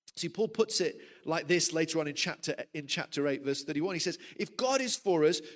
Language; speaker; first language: English; native; English